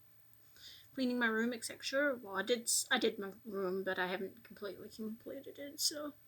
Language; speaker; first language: English; native; English